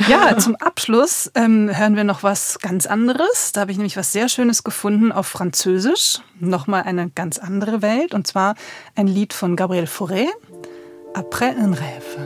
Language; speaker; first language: German; native; German